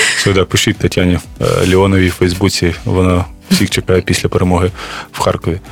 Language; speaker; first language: Ukrainian; non-native, local second language; Russian